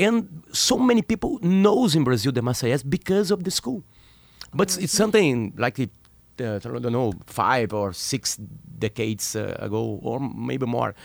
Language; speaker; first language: English; non-native, learner; Portuguese